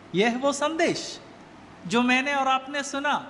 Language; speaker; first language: Hindi; native; Hindi